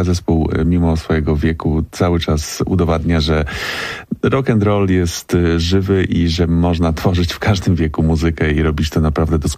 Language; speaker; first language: Polish; native; Polish